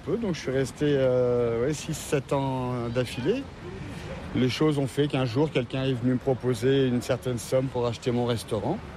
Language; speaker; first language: French; native; French